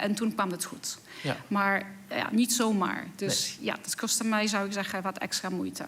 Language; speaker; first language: Dutch; non-native, fluent; Polish